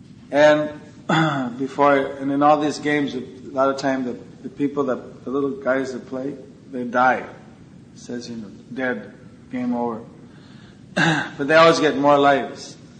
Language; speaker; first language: English; native; English